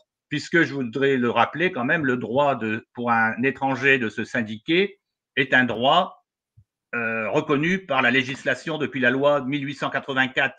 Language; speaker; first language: French; native; French